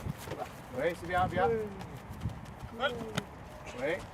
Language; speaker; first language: French; non-native, fluent; English